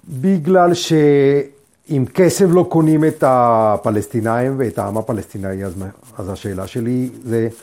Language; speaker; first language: Hebrew; non-native, fluent; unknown